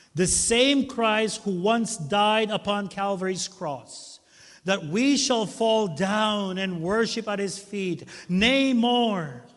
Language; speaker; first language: English; non-native, local second language; Filipino